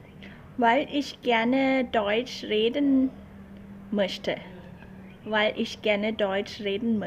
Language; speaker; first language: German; non-native, learner; Thai